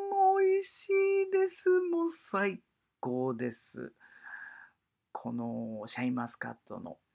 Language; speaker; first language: Japanese; native; Japanese